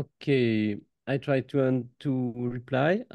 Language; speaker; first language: English; non-native, fluent; French